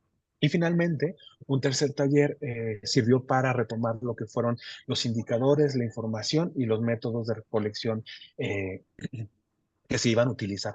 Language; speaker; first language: Spanish; native; Spanish